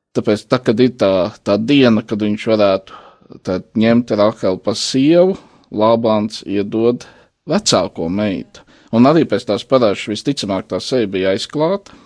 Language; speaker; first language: Latvian; native; Latvian